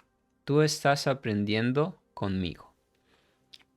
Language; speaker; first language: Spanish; non-native, fluent; English